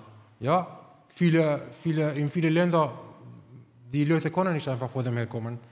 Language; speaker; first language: German; non-native, fluent; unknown